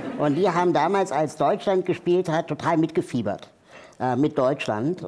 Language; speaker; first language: German; native; German